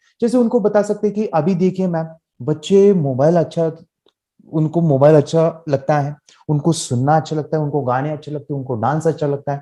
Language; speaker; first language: Hindi; native; Hindi